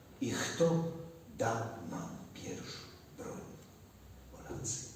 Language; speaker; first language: Polish; non-native, learner; Ukrainian